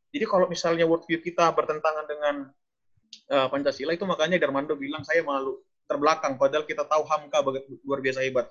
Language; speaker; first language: Indonesian; non-native, local second language; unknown